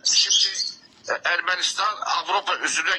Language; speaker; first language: Turkish; non-native, learner; Azerbaijani